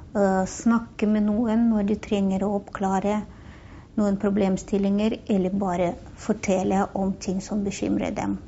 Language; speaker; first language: Norwegian; non-native, fluent; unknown